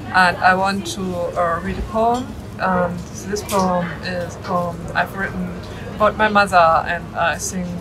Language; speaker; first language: English; non-native, fluent; German